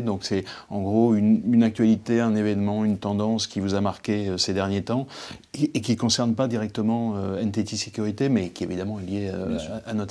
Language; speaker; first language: French; native; French